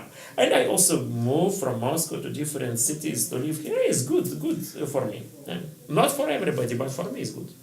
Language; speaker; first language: English; non-native, learner; Russian